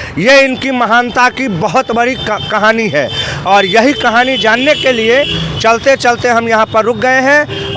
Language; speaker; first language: Hindi; native; Hindi